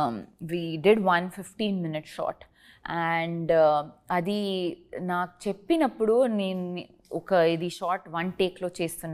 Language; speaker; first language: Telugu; non-native, learner; Tulu